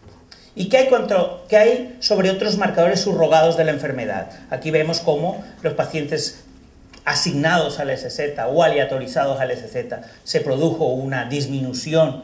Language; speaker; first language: Spanish; native; Spanish